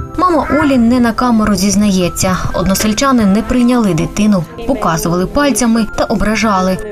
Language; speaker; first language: Ukrainian; native; Ukrainian